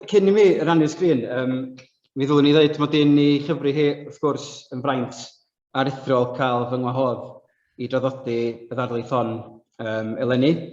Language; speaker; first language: Welsh; native; Welsh